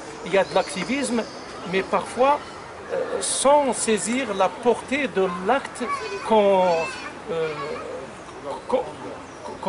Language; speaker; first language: French; non-native, local second language; Arabic